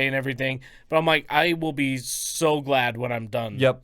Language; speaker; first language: English; native; English